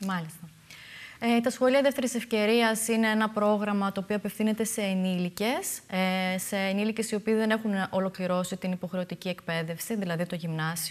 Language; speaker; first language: Greek; native; Greek